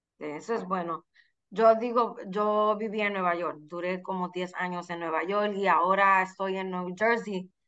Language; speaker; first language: Spanish; early bilingual, heritage; Spanish